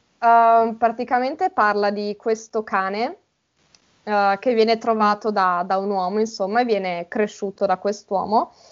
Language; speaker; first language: Italian; native; Italian